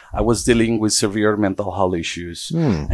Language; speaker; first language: English; early bilingual, other home language; Portuguese